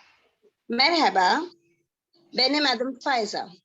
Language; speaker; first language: Turkish; non-native, learner; Urdu